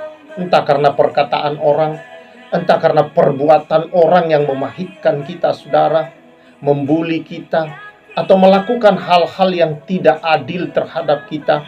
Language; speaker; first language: Indonesian; native; Indonesian